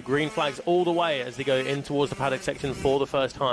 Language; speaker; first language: English; native; English